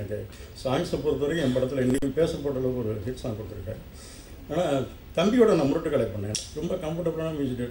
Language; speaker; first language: Tamil; native; Tamil